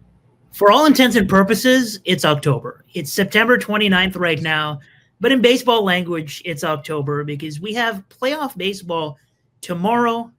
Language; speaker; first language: English; native; English